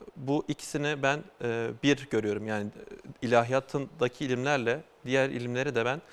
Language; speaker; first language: Turkish; native; Turkish